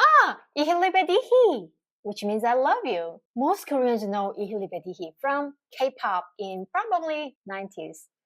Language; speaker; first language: German; non-native, learner; Korean